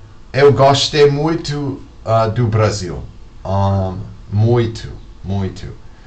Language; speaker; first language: Portuguese; non-native, learner; English